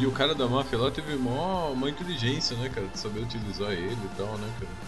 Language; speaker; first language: Portuguese; native; Portuguese